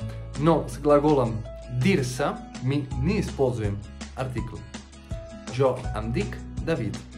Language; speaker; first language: Russian; non-native, fluent; Catalan